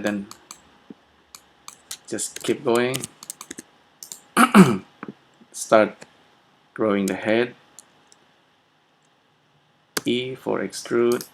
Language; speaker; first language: English; non-native, fluent; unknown